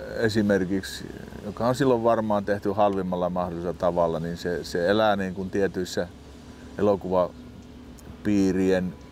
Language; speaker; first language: Finnish; native; Finnish